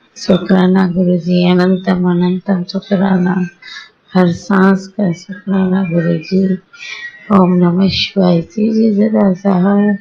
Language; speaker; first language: Hindi; early bilingual, heritage; Hindi